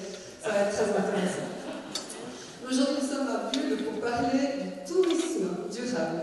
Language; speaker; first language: French; native; French